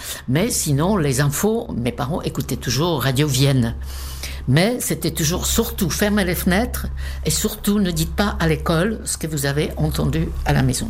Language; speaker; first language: French; non-native, fluent; Czech